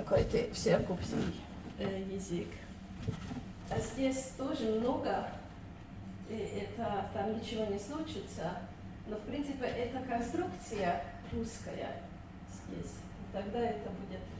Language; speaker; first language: Russian; non-native, fluent; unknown